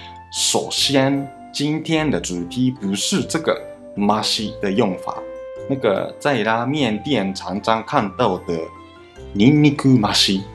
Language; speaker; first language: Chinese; non-native, fluent; Japanese